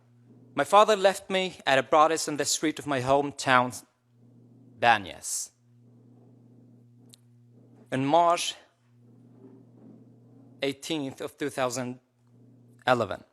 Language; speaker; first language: English; non-native, local second language; Arabic